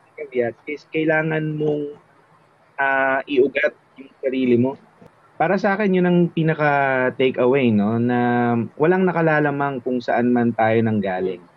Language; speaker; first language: Filipino; native; Filipino